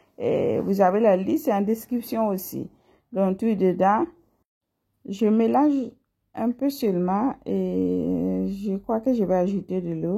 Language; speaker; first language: French; non-native, local second language; Mossi